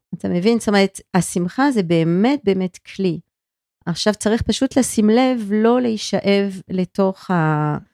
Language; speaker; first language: Hebrew; non-native, fluent; French